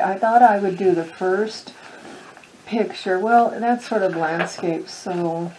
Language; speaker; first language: English; native; English